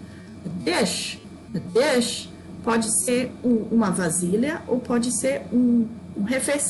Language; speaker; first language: Portuguese; non-native, fluent; English